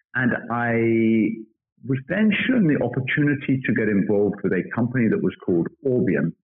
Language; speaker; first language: English; native; English